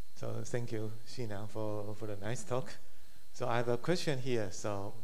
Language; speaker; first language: English; non-native, fluent; Chinese